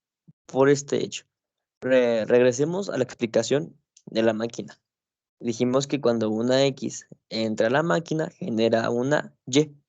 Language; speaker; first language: Spanish; native; Spanish